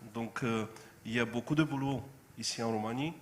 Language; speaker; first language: French; non-native, fluent; Romanian